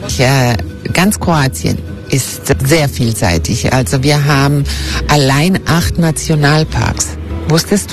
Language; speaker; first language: German; non-native, fluent; Croatian